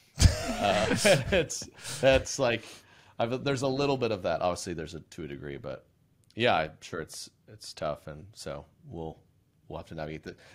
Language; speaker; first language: English; native; English